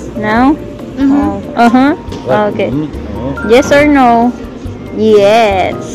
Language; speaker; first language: English; non-native, local second language; Filipino